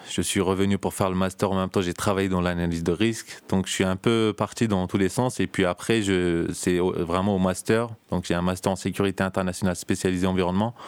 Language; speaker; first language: French; early bilingual, other home language; Turkish